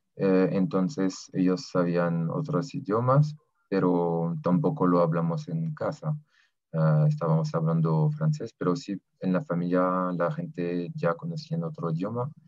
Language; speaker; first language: Spanish; non-native, fluent; French